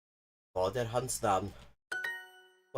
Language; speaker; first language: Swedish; non-native, learner; English